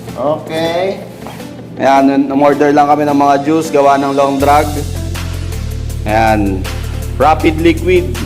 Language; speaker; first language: Filipino; non-native, local second language; Bikol